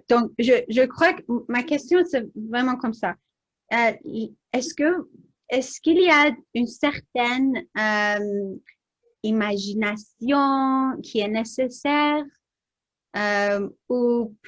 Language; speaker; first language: French; non-native, learner; English